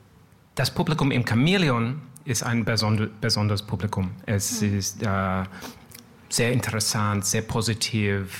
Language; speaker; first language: German; non-native, learner; English